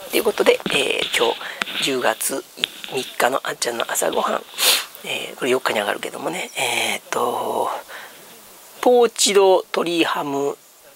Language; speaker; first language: Japanese; native; Japanese